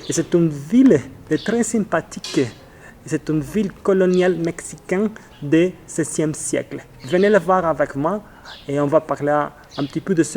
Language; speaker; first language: French; non-native, fluent; Spanish